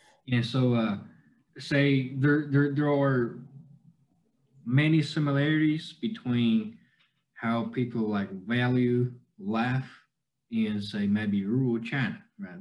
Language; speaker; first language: English; non-native, fluent; Chinese